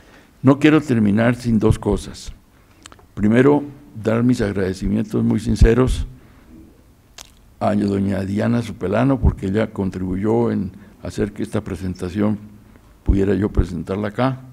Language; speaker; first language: Spanish; native; Spanish